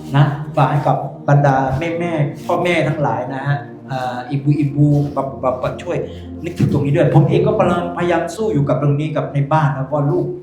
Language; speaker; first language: Thai; non-native, local second language; Pattani Malay